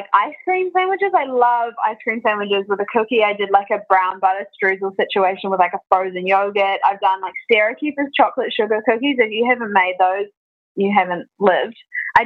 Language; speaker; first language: English; native; English